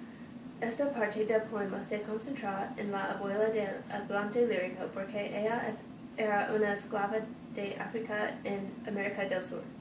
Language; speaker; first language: Spanish; non-native, learner; English